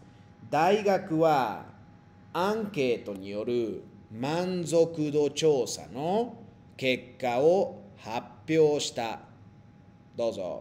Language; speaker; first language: Japanese; non-native, fluent; Spanish